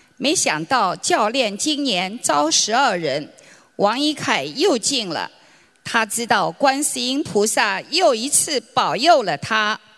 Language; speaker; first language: Chinese; native; Chinese